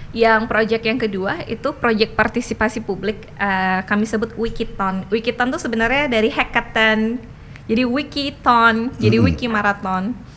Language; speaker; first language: Indonesian; non-native, local second language; Balinese